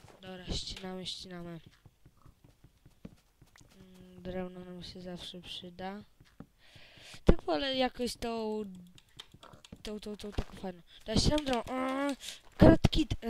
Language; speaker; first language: Polish; native; Polish